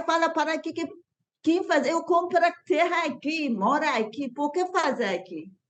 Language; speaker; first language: Portuguese; non-native, learner; Persian